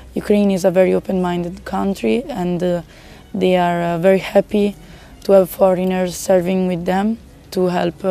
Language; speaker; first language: English; non-native, fluent; Italian